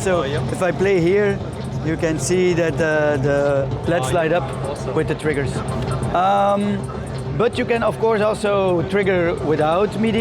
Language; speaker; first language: English; non-native, fluent; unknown